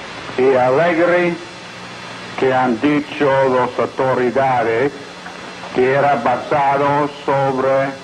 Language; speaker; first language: Spanish; non-native, learner; English